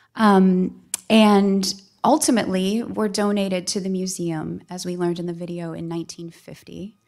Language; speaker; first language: English; native; English